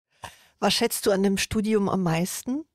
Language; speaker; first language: German; native; German